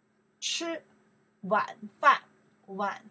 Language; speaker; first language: Chinese; non-native, learner; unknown